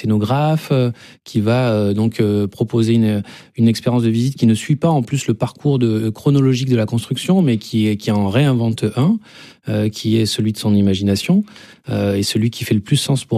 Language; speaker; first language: French; native; French